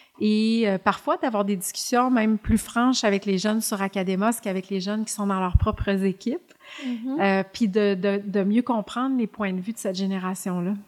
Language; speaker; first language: French; native; French